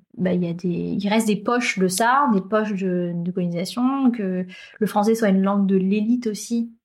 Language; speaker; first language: French; native; French